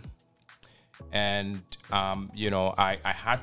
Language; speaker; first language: English; non-native, fluent; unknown